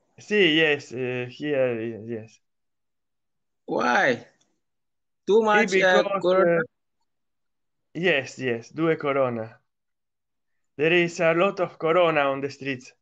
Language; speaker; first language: English; non-native, learner; Italian